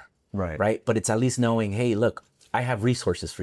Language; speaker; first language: English; native; English